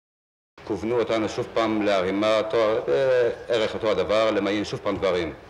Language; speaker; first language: Hebrew; non-native, fluent; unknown